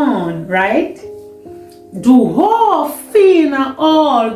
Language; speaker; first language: Swedish; non-native, learner; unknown